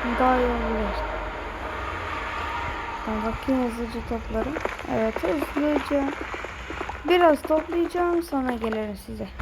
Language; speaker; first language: Turkish; early bilingual, other home language; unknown